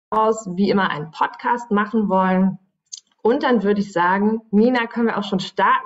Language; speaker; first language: German; native; German